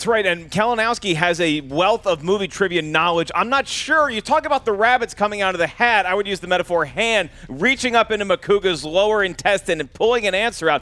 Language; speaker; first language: English; native; English